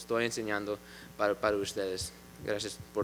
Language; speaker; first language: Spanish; early bilingual, heritage; English